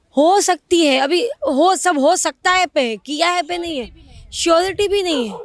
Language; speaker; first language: Hindi; non-native, local second language; Gujarati